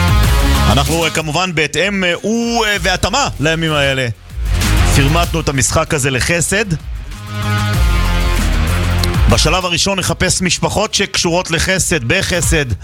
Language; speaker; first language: Hebrew; native; Hebrew